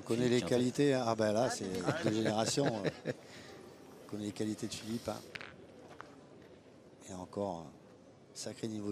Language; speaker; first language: French; native; French